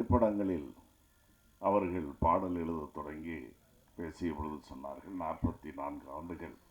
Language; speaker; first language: Tamil; native; Tamil